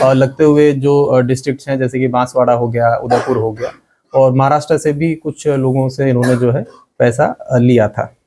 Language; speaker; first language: Hindi; non-native, local second language; Gujarati